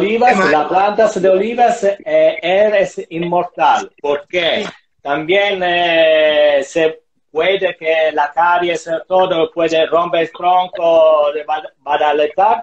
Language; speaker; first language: Spanish; non-native, learner; Italian